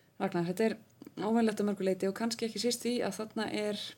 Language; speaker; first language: Icelandic; native; Icelandic